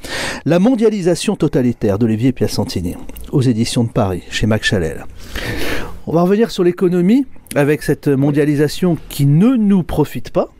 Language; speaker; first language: French; native; French